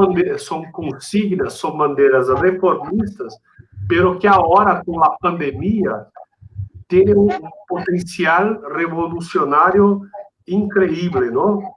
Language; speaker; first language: Spanish; non-native, fluent; Portuguese